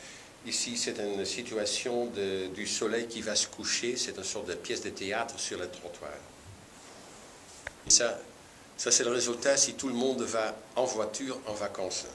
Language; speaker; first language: French; non-native, learner; Dutch